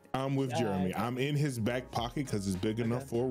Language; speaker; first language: English; native; English